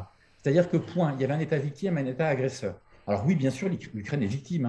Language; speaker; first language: French; native; French